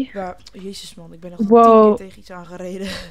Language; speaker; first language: Dutch; native; Dutch